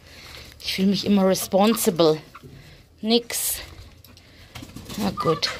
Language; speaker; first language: German; native; German